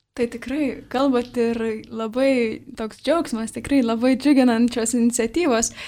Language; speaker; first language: Lithuanian; native; Lithuanian